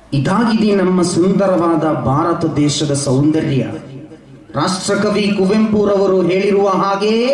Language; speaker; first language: Kannada; non-native, local second language; Malayalam